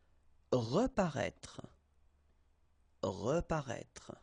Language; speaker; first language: French; native; French